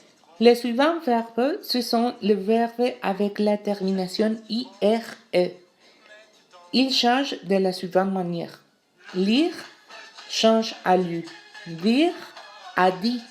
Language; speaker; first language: French; non-native, learner; Spanish